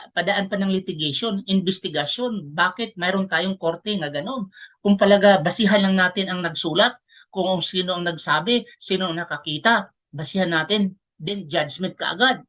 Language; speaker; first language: Filipino; non-native, local second language; Cebuano